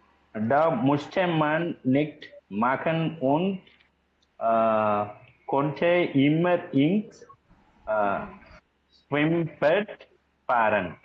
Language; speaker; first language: German; non-native, learner; Tamil